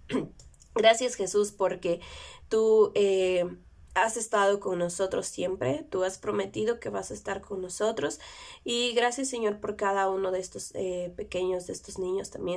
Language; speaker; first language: Spanish; native; Spanish